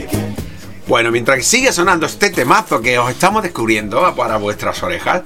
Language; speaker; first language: Spanish; native; Spanish